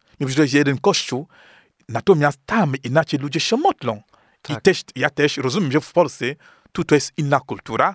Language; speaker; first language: Polish; non-native, fluent; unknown